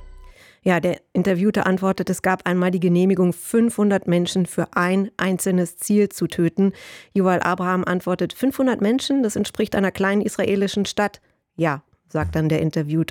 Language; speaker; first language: German; native; German